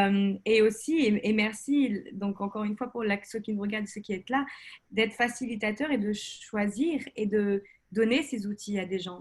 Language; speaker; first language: French; native; French